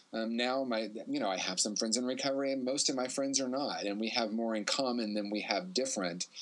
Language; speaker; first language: English; native; English